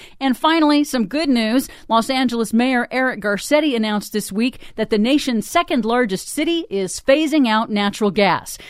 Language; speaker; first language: English; native; English